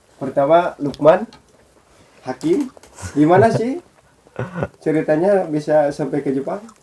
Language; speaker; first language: Indonesian; native; Indonesian